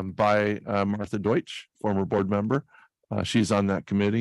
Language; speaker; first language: English; native; English